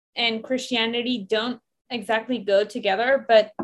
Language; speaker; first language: English; non-native, fluent; Persian